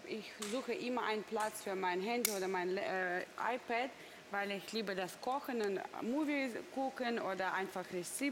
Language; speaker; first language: German; non-native, learner; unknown